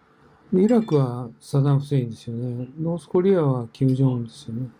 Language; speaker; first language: Japanese; native; Japanese